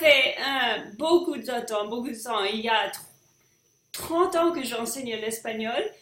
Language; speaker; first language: French; non-native, fluent; English